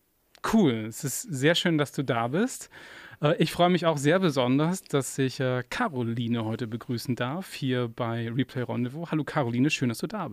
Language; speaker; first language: German; native; German